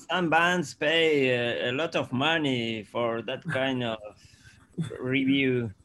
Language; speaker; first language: English; non-native, learner; Spanish